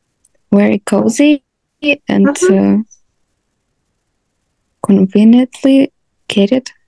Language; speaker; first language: English; non-native, learner; Russian